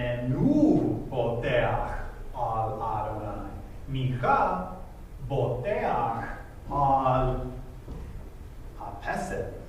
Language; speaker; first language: Hebrew; non-native, fluent; English